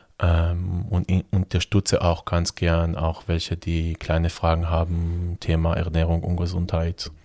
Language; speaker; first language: German; non-native, fluent; Hebrew